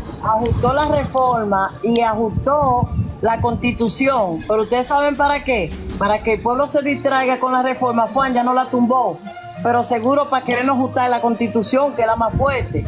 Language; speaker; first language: Spanish; native; Spanish